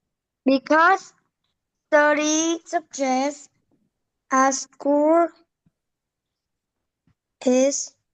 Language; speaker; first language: English; non-native, learner; Vietnamese